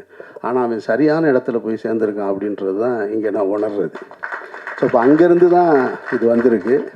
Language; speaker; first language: Tamil; native; Tamil